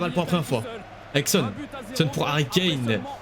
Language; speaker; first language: French; native; French